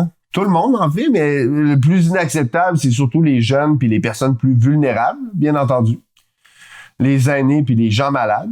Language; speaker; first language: French; native; French